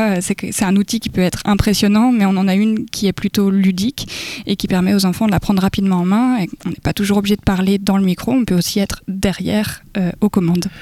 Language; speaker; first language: French; native; French